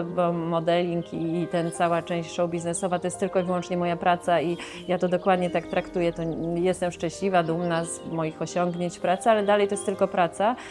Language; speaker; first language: Polish; native; Polish